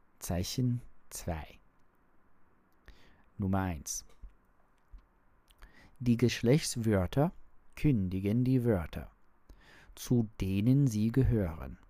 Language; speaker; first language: German; non-native, learner; English